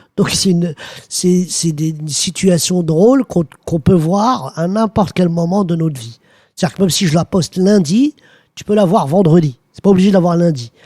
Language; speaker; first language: French; early bilingual, other home language; Arabic